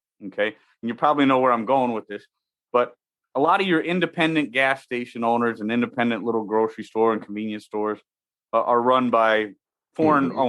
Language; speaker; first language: English; native; English